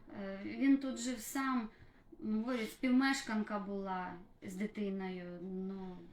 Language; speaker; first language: Ukrainian; native; Ukrainian